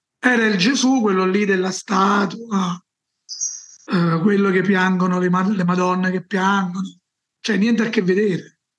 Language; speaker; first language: Italian; native; Italian